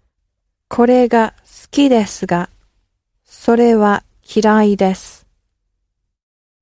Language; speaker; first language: Japanese; non-native, learner; English